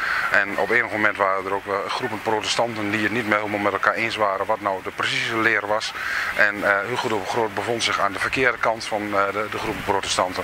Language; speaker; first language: Dutch; native; Dutch